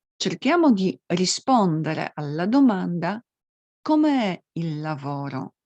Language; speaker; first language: Italian; non-native, fluent; Polish